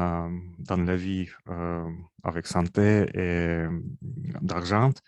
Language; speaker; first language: French; non-native, learner; Russian